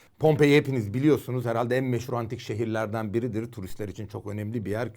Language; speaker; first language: Turkish; native; Turkish